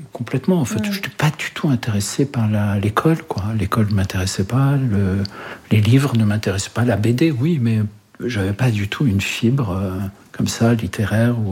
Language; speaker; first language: French; early bilingual, other home language; Arabic